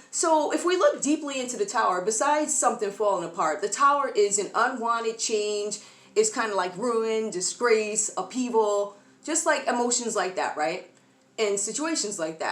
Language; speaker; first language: English; native; English